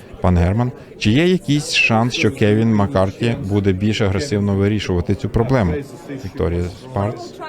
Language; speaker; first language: Ukrainian; native; Ukrainian